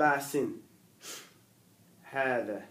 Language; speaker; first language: Arabic; non-native, learner; English